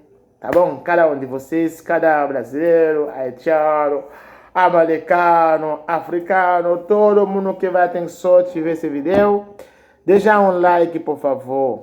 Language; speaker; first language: Portuguese; non-native, learner; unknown